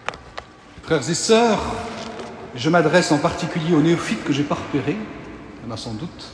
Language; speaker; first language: French; native; French